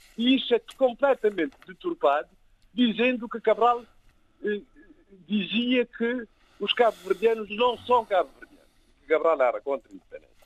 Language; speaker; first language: Portuguese; non-native, local second language; Kabuverdianu